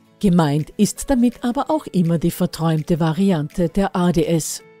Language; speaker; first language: German; native; German